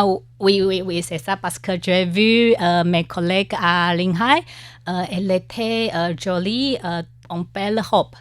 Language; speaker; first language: French; non-native, learner; Chinese